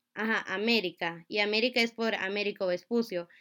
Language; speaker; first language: Spanish; native; Spanish